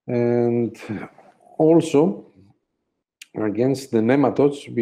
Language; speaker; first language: English; non-native, fluent; Greek